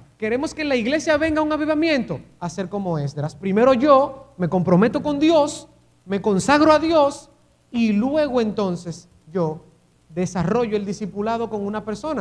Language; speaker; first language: Spanish; native; Spanish